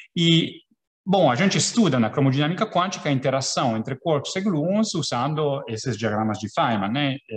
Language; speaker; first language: Portuguese; non-native, fluent; Italian